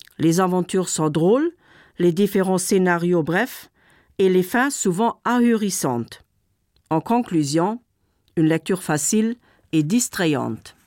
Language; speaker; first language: French; non-native, local second language; Luxembourgish